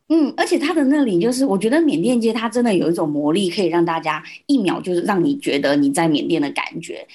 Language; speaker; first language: Chinese; early bilingual, heritage; Chinese